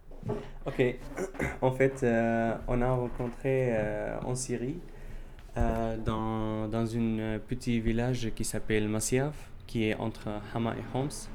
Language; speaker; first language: French; non-native, fluent; Arabic